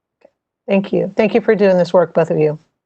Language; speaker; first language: English; native; English